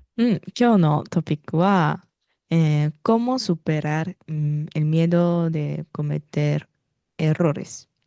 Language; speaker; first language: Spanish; non-native, fluent; Japanese